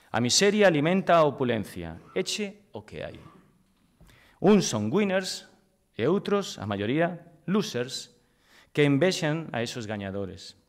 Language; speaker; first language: Galician; native; Galician